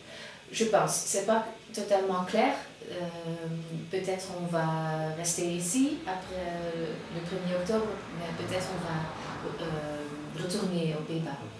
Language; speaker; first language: French; non-native, fluent; Dutch